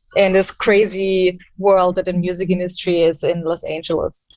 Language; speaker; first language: English; non-native, fluent; German